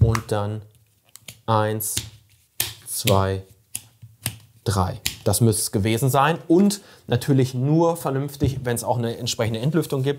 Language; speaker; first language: German; native; German